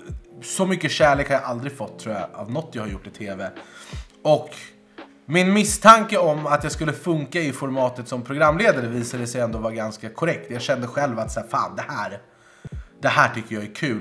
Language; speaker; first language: Swedish; native; Swedish